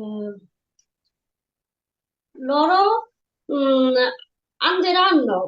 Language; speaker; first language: Italian; non-native, learner; Bangla